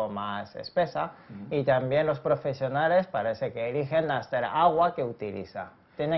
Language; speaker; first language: Spanish; non-native, fluent; Japanese